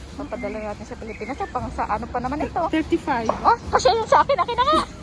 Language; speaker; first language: Filipino; native; Filipino